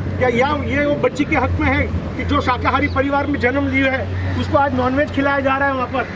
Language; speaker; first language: Hindi; non-native, local second language; Gujarati